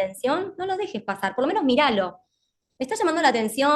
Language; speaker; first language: Spanish; native; Spanish